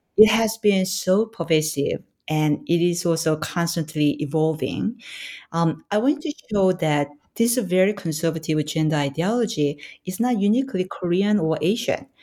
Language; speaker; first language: English; non-native, fluent; Korean